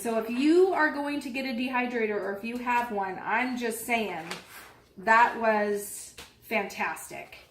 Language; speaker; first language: English; native; English